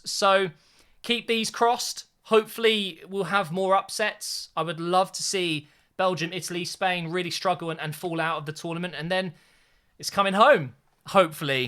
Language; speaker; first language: English; native; English